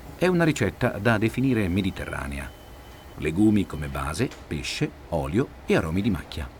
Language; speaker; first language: Italian; native; Italian